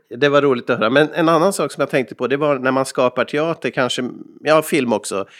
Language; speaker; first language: Swedish; native; Swedish